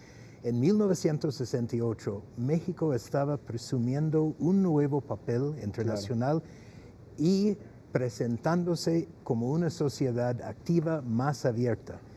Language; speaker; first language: Spanish; non-native, fluent; English